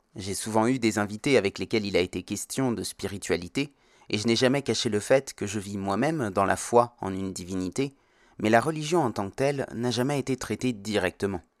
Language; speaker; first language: French; native; French